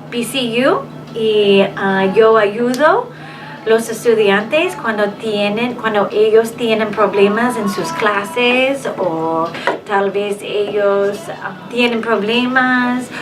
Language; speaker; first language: Spanish; non-native, fluent; English